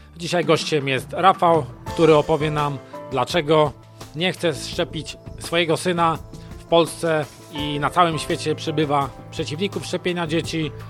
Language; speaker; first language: Polish; native; Polish